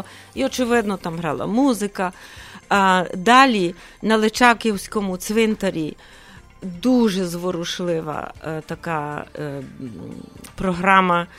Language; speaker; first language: Ukrainian; early bilingual, heritage; Ukrainian